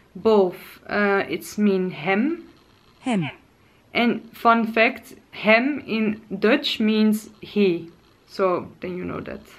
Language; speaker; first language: English; non-native, fluent; Dutch